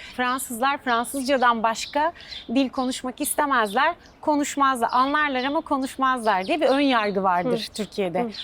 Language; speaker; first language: Turkish; native; Turkish